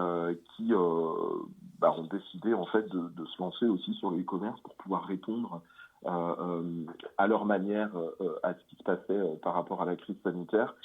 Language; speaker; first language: French; native; French